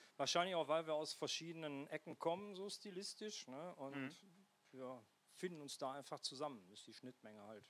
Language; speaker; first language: German; native; German